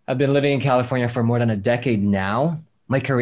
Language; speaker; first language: English; non-native, local second language; Filipino